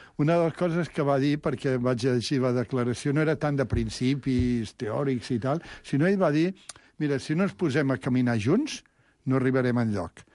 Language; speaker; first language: Catalan; native; Catalan